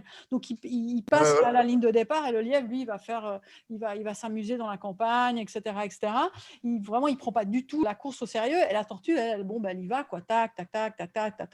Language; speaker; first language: French; native; French